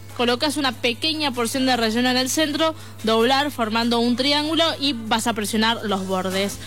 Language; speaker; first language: Spanish; native; Spanish